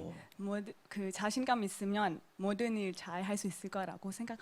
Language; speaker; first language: Korean; non-native, local second language; Thai